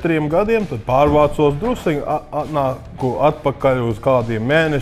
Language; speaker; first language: Latvian; early bilingual, heritage; English